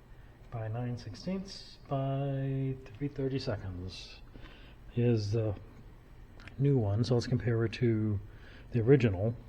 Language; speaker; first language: English; native; English